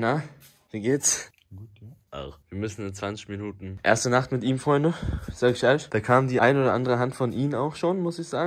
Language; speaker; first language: German; native; German